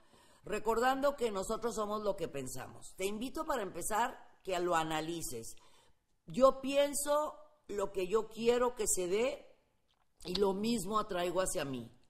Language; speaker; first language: Spanish; native; Spanish